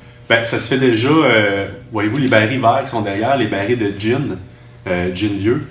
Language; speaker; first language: French; native; French